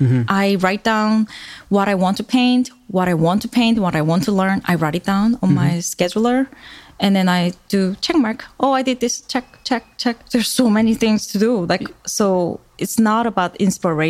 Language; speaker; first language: English; non-native, fluent; Korean